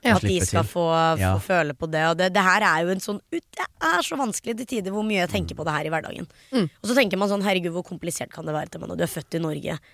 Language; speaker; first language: Norwegian; early bilingual, other home language; Hindi